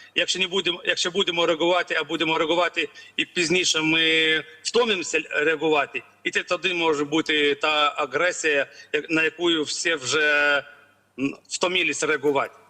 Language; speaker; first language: Ukrainian; non-native, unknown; Lithuanian